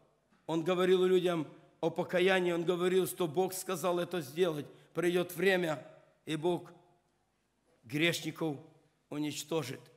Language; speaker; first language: Russian; non-native, local second language; Ukrainian